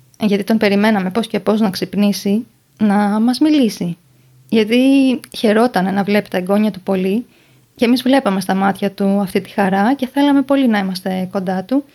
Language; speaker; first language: Greek; native; Greek